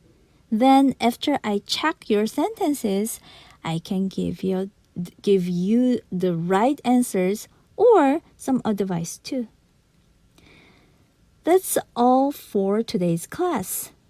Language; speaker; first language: English; non-native, fluent; Japanese